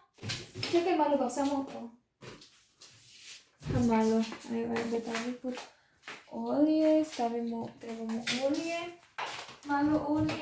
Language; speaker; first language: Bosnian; non-native, learner; Filipino